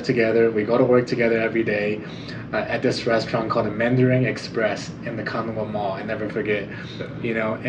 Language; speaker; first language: English; non-native, fluent; Chinese